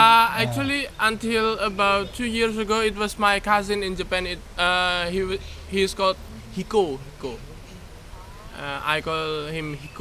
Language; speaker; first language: English; non-native, fluent; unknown